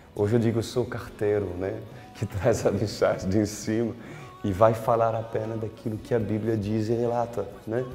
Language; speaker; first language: Portuguese; non-native, fluent; French